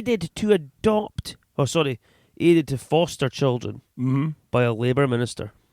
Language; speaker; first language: English; native; English